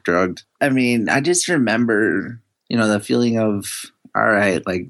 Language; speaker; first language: English; native; English